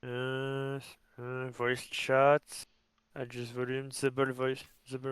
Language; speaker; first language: English; non-native, fluent; French